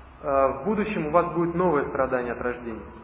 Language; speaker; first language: Russian; native; Russian